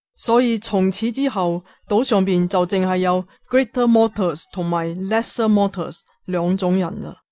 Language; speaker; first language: Cantonese; native; Cantonese